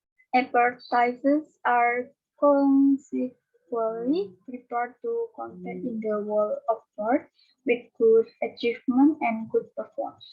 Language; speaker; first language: English; non-native, learner; Indonesian